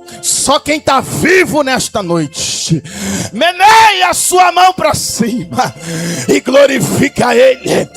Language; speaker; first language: Portuguese; native; Portuguese